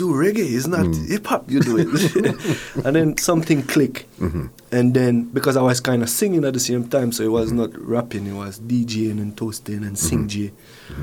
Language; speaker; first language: English; non-native, fluent; French